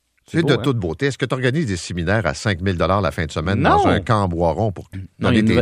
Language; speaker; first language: French; native; French